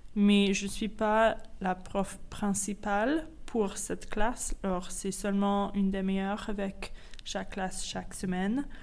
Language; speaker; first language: French; non-native, fluent; English